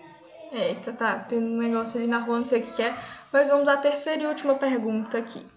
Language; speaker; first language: Portuguese; native; Portuguese